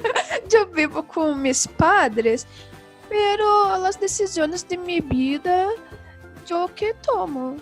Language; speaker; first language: Spanish; non-native, learner; Portuguese